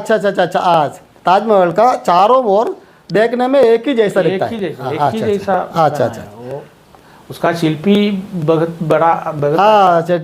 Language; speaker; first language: Hindi; non-native, local second language; Malayalam